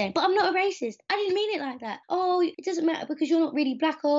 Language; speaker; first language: English; native; English